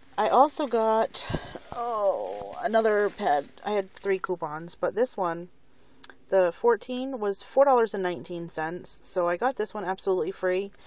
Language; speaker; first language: English; native; English